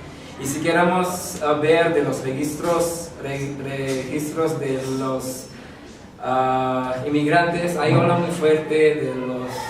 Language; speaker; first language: Spanish; non-native, fluent; Javanese